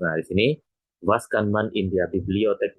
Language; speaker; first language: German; non-native, fluent; Indonesian